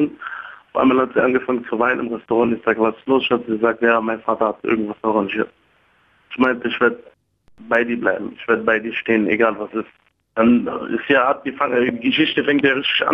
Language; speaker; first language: German; early bilingual, other home language; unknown